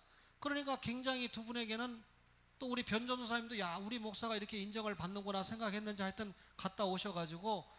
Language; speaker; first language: Korean; native; Korean